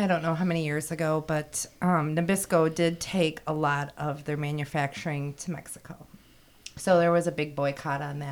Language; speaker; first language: English; native; English